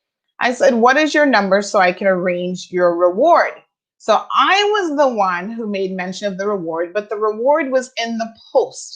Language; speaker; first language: English; native; English